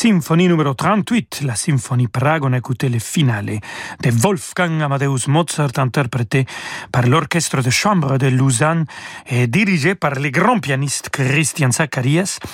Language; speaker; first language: French; non-native, fluent; Spanish